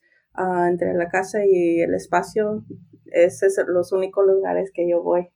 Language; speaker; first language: Spanish; early bilingual, heritage; Spanish